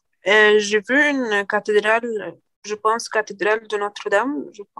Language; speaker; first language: French; non-native, learner; Arabic